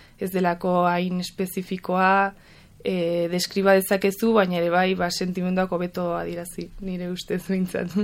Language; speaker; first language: Basque; native; Basque